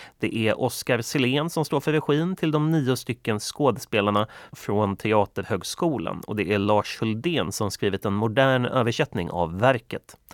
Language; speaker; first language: Swedish; native; Swedish